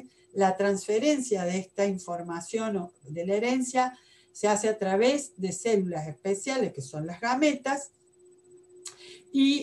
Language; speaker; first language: Spanish; native; Spanish